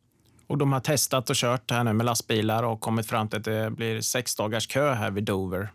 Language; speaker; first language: Swedish; native; Swedish